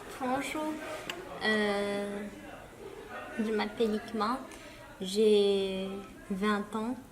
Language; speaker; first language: French; early bilingual, other home language; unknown